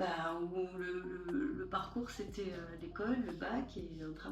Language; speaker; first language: French; native; French